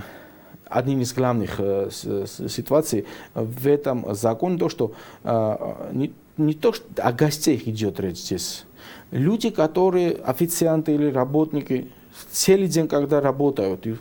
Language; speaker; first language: Russian; non-native, fluent; Georgian